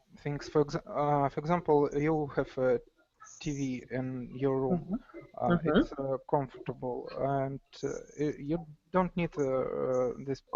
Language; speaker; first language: English; non-native, learner; Russian